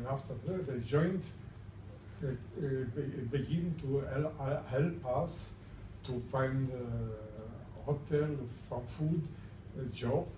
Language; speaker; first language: English; non-native, learner; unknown